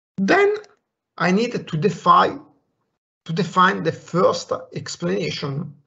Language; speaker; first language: English; non-native, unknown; Italian